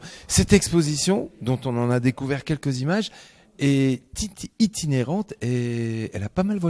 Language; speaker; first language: French; native; French